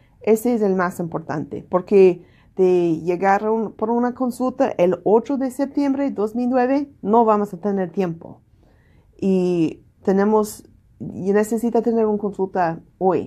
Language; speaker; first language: Spanish; non-native, learner; English